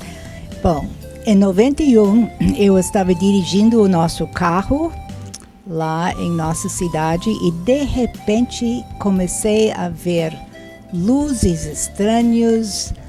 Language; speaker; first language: Portuguese; non-native, fluent; English